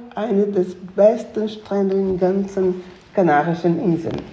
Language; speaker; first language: German; non-native, fluent; Portuguese